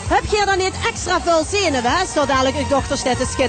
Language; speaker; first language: Dutch; native; Dutch